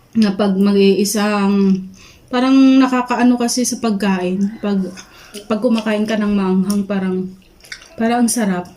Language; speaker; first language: Filipino; non-native, local second language; Iloko